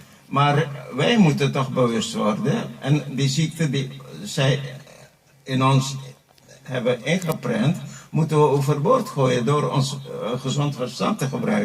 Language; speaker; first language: Dutch; non-native, local second language; Caribbean Hindustani